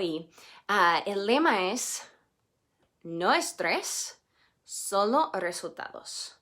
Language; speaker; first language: Spanish; non-native, fluent; English